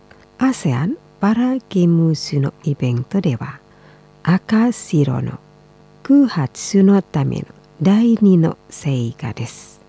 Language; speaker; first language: Japanese; non-native, fluent; Indonesian